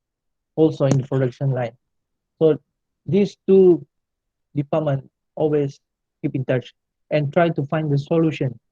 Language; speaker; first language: English; non-native, local second language; Malay